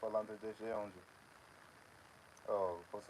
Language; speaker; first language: Portuguese; non-native, fluent; English